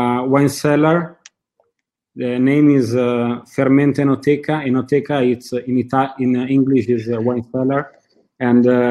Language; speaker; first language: English; non-native, learner; Italian